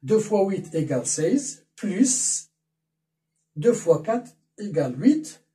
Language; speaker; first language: French; non-native, local second language; Arabic